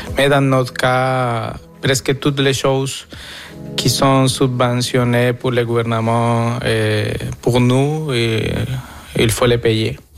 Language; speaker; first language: French; non-native, fluent; Spanish